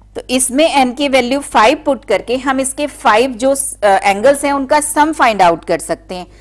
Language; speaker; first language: Hindi; native; Hindi